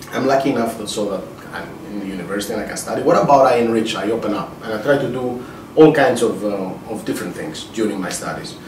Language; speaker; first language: English; non-native, fluent; Greek